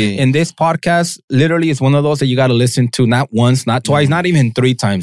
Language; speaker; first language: English; native; English